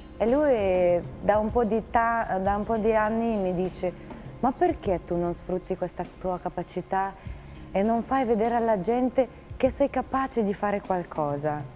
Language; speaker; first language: Italian; non-native, fluent; Russian